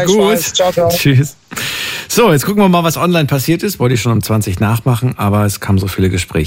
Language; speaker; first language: German; native; German